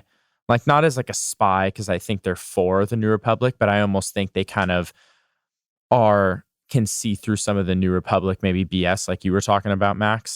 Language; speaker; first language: English; native; English